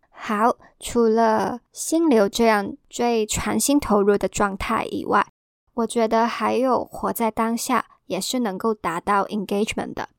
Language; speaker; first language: Chinese; non-native, local second language; Cantonese